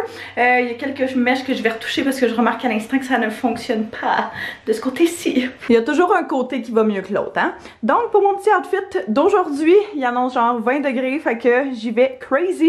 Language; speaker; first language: French; native; French